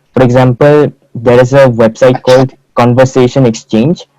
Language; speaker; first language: Hindi; non-native, fluent; Korean